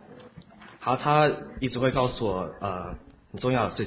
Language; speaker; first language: Chinese; early bilingual, heritage; Chinese